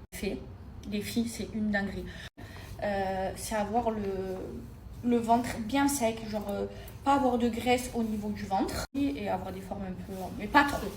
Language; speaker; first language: French; native; French